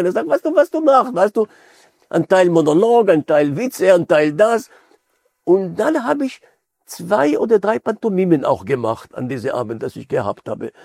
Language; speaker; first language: German; non-native, fluent; Hebrew